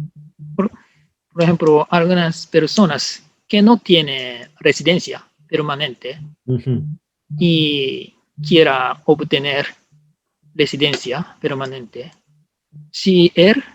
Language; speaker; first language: Spanish; non-native, learner; Japanese